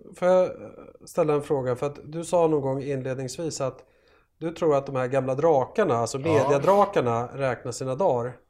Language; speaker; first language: Swedish; native; Swedish